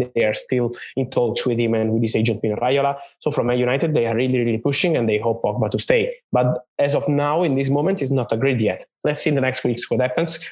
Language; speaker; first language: English; non-native, fluent; Italian